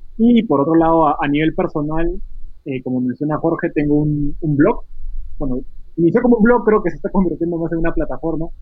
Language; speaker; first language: Spanish; native; Spanish